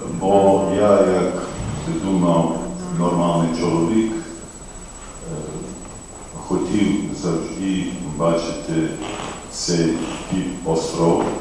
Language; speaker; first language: Ukrainian; early bilingual, heritage; Ukrainian